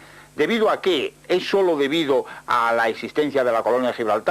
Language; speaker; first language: Spanish; native; Spanish